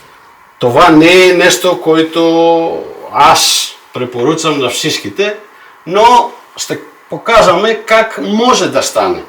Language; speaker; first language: Bulgarian; non-native, fluent; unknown